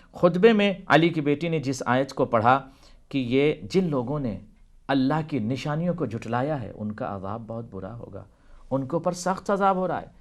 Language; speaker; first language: Urdu; native; Urdu